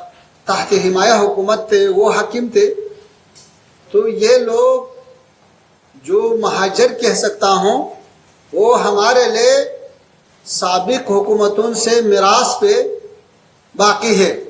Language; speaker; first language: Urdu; non-native, fluent; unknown